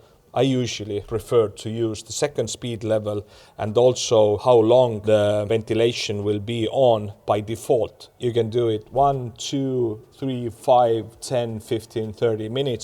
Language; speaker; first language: English; non-native, fluent; Estonian